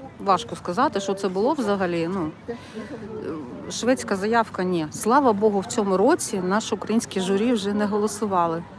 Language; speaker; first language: Ukrainian; non-native, local second language; Russian